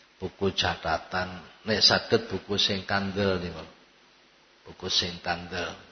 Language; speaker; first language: Indonesian; non-native, local second language; Javanese